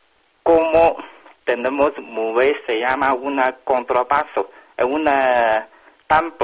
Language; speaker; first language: Spanish; non-native, learner; Chinese